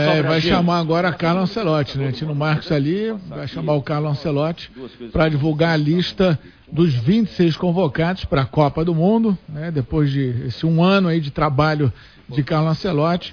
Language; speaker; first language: Portuguese; native; Portuguese